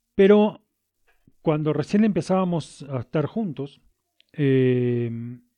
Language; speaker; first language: Spanish; native; Spanish